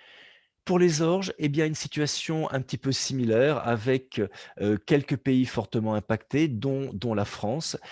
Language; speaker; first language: French; native; French